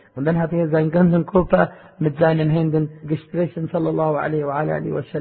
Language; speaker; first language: German; non-native, fluent; Arabic